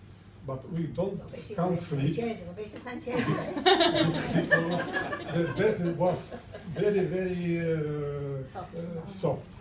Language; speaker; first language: English; non-native, learner; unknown